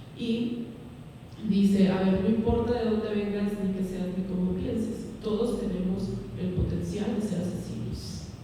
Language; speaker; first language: Spanish; native; Spanish